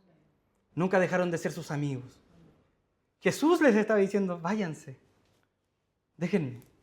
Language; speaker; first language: Spanish; native; Spanish